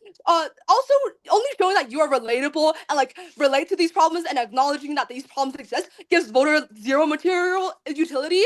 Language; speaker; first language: English; non-native, fluent; Chinese